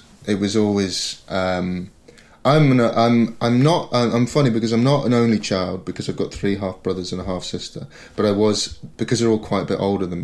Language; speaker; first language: English; native; English